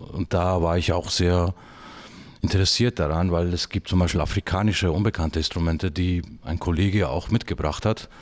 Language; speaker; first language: German; early bilingual, other home language; Georgian